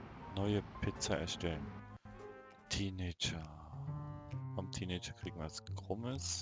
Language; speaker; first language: German; native; German